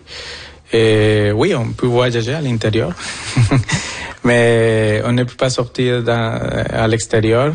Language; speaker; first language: French; non-native, fluent; Spanish